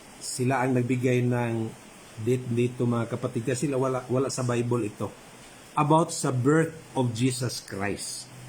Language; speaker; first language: Filipino; non-native, local second language; Cebuano